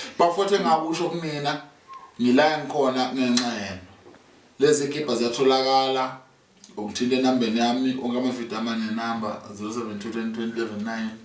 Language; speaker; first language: Zulu; native; Zulu